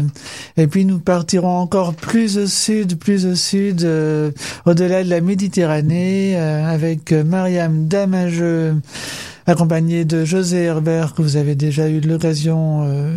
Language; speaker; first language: French; native; French